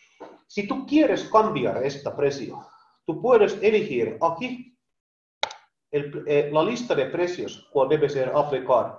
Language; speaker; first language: Spanish; non-native, learner; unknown